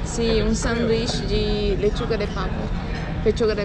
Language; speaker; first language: Spanish; non-native, learner; Portuguese